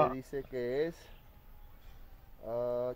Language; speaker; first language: Spanish; native; Spanish